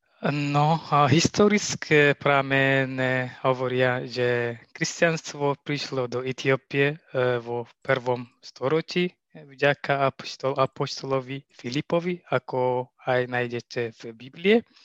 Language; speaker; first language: Slovak; non-native, learner; Tigrinya